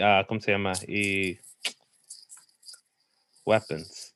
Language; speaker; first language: Spanish; early bilingual, heritage; Spanish